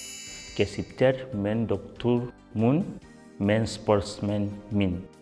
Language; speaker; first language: Kyrgyz; non-native, learner; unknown